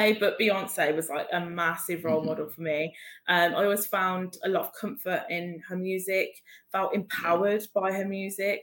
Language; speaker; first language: English; native; English